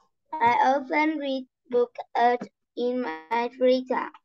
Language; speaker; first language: English; non-native, learner; Vietnamese